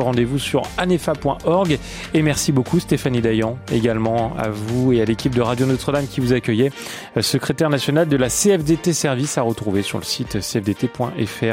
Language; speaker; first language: French; native; French